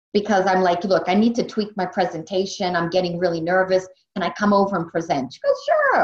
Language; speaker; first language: English; native; English